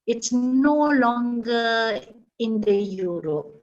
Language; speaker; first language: English; non-native, local second language; Malay